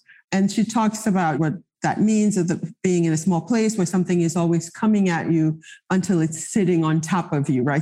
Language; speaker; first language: English; non-native, fluent; Haitian Creole